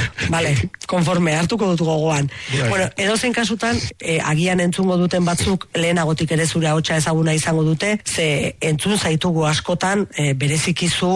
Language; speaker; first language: Basque; native; Basque